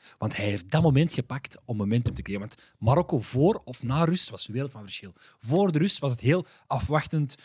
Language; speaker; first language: Dutch; early bilingual, other home language; Arabic